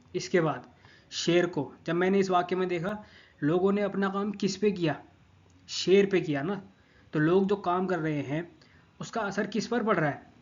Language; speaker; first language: Hindi; non-native, local second language; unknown